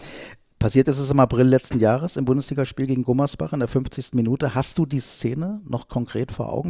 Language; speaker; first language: German; native; German